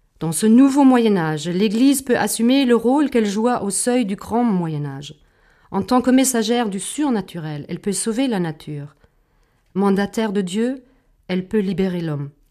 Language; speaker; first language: French; non-native, fluent; German